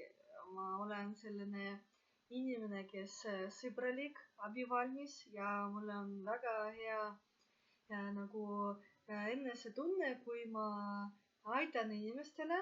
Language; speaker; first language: Estonian; non-native, local second language; Russian